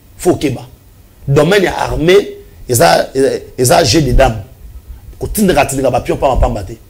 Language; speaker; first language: Lingala; non-native, local second language; Swahili